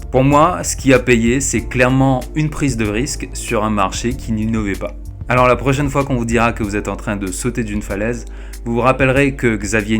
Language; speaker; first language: French; native; French